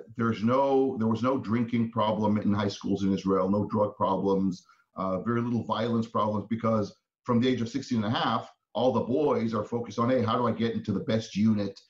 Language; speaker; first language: English; non-native, fluent; Hebrew